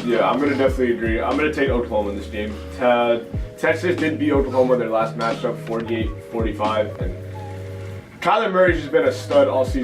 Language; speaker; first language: English; native; English